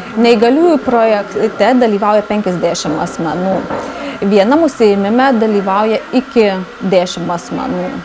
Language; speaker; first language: Lithuanian; native; Lithuanian